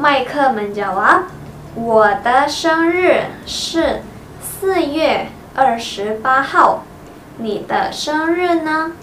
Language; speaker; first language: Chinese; non-native, fluent; Indonesian